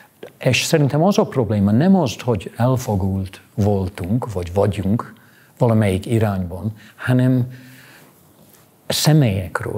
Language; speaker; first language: Hungarian; non-native, fluent; English